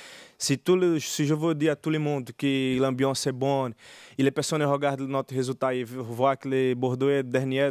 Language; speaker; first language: French; non-native, learner; Portuguese